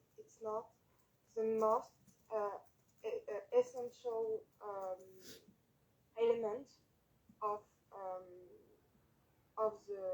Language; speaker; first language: English; non-native, learner; French